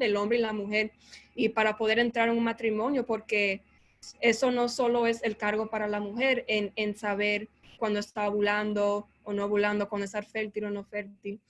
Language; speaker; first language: Spanish; early bilingual, heritage; Spanish